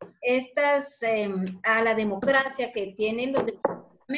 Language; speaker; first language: Spanish; native; Spanish